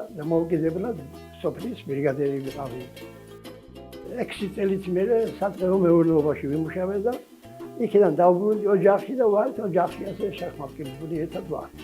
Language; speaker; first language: Georgian; native; Georgian